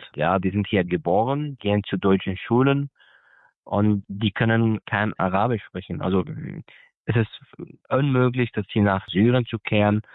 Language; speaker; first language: German; non-native, fluent; Arabic